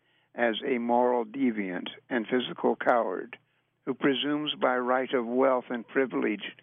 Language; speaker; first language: English; native; English